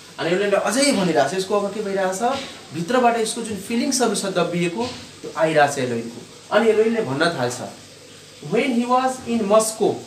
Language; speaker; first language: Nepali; non-native, local second language; Bhojpuri